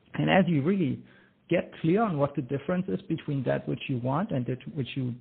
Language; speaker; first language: English; non-native, fluent; German